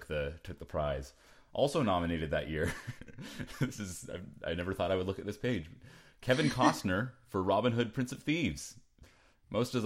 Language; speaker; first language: English; native; English